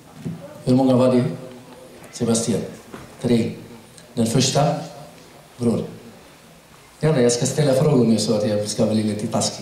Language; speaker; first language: Swedish; non-native, fluent; Arabic